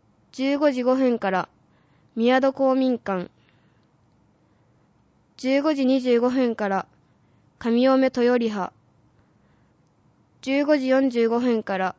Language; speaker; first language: Japanese; native; Japanese